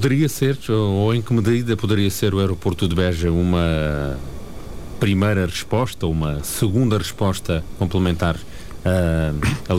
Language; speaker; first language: Portuguese; native; Portuguese